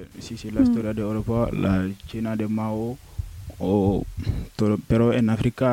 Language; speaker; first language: Spanish; non-native, learner; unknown